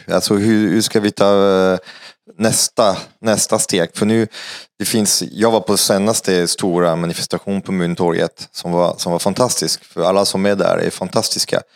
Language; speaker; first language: Swedish; non-native, fluent; French